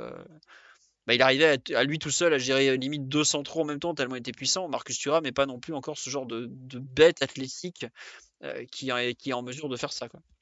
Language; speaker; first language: French; native; French